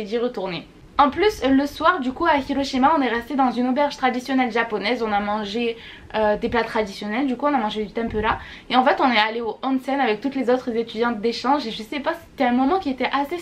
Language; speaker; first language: French; native; French